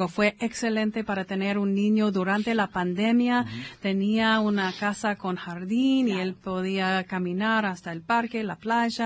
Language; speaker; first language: Spanish; non-native, fluent; English